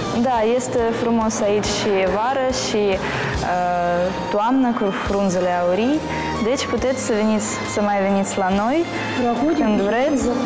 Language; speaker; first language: Romanian; non-native, fluent; Russian